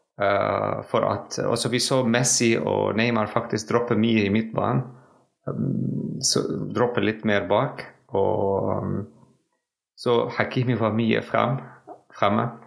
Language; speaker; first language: Norwegian; non-native, fluent; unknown